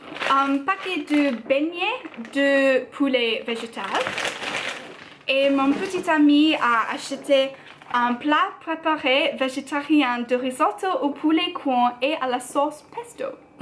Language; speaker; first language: French; non-native, learner; English